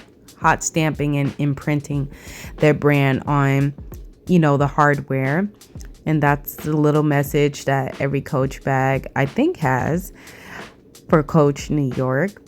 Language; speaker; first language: English; native; English